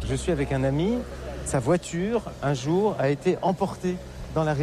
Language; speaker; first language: French; native; French